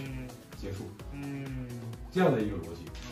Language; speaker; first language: Chinese; native; Chinese